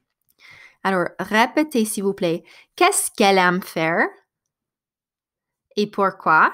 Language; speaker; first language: French; non-native, fluent; English